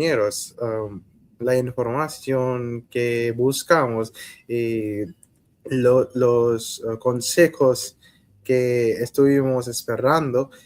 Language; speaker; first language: Spanish; non-native, learner; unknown